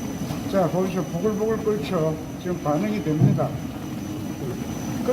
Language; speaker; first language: Korean; native; Korean